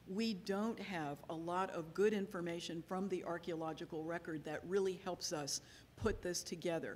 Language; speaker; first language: English; native; English